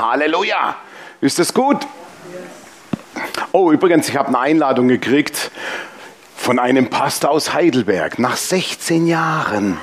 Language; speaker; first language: German; native; German